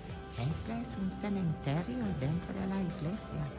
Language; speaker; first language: Spanish; non-native, learner; English